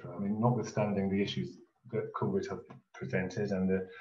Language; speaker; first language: English; native; English